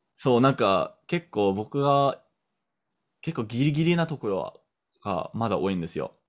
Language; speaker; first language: Japanese; non-native, fluent; English